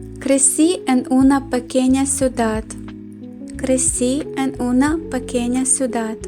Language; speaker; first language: Spanish; non-native, fluent; Ukrainian